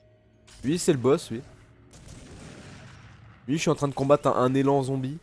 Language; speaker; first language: French; native; French